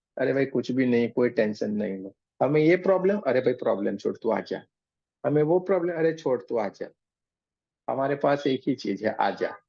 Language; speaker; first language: Hindi; non-native, local second language; Gujarati